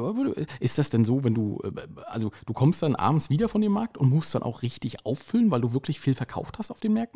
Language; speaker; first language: German; native; German